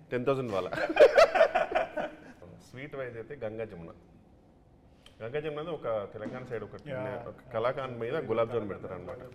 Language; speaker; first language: Telugu; native; Telugu